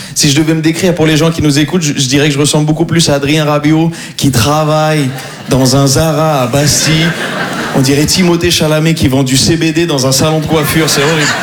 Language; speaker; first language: French; native; French